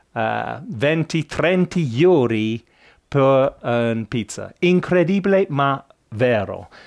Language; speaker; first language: Italian; non-native, learner; English